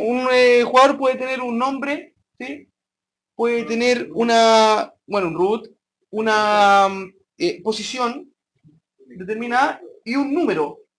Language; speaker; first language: Spanish; native; Spanish